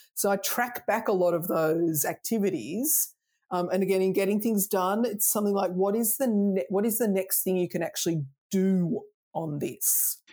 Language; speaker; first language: English; native; English